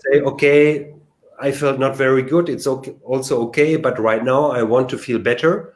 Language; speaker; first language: English; non-native, learner; German